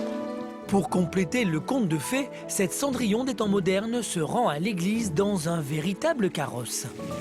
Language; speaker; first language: French; native; French